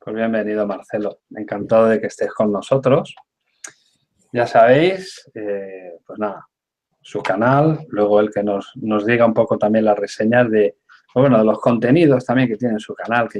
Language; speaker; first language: Spanish; native; Spanish